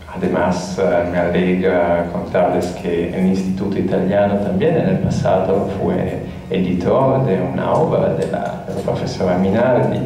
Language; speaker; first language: Spanish; non-native, fluent; Italian